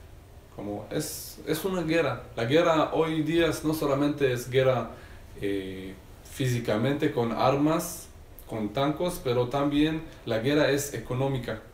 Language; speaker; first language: Spanish; non-native, learner; Hebrew